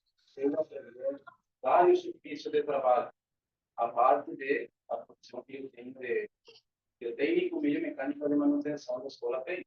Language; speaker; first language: Portuguese; non-native, learner; Spanish